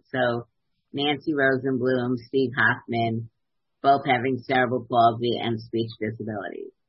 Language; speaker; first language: English; native; English